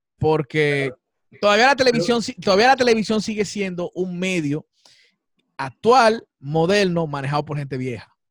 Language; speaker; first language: Spanish; native; Spanish